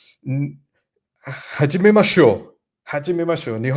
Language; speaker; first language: Japanese; non-native, learner; Spanish